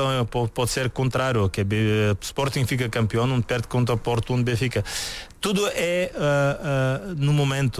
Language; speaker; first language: Portuguese; non-native, learner; Bulgarian